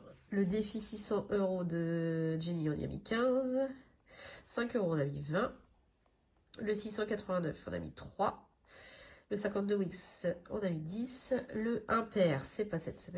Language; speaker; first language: French; native; French